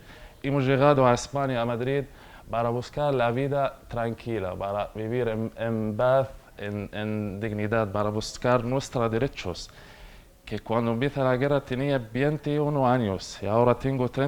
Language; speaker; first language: Spanish; non-native, learner; Arabic